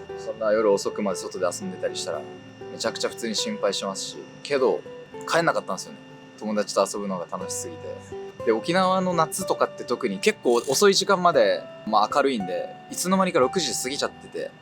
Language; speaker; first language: Japanese; native; Japanese